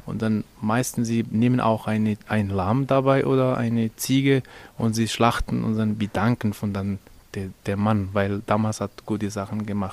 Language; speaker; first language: German; non-native, learner; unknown